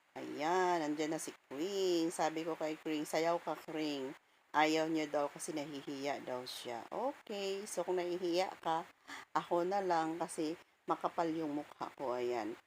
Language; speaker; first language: Filipino; non-native, local second language; Cebuano